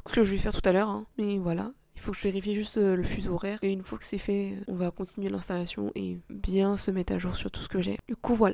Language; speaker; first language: French; native; French